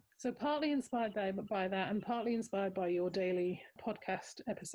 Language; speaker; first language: English; native; English